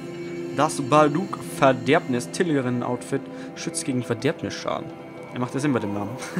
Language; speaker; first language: German; native; German